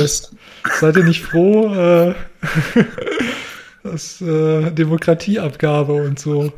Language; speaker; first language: German; native; German